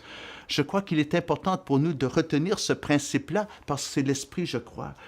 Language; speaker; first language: French; native; French